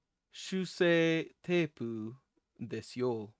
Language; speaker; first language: Japanese; non-native, learner; English